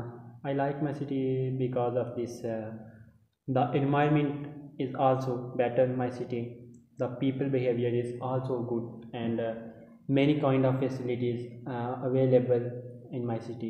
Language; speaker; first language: English; non-native, learner; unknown